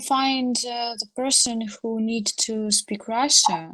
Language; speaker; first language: English; non-native, learner; Russian